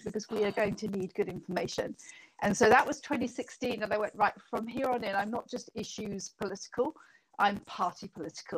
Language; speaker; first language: English; native; English